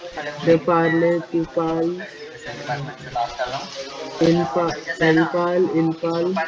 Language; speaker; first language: French; non-native, learner; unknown